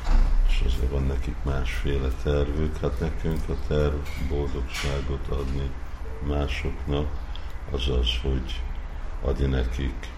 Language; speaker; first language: Hungarian; non-native, fluent; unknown